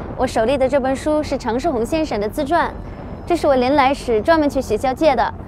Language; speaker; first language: Chinese; non-native, fluent; English